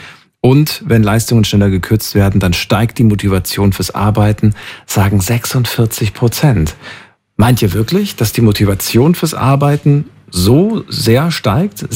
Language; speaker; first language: German; native; German